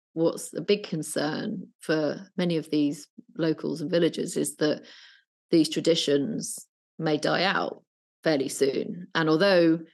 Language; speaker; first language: English; native; English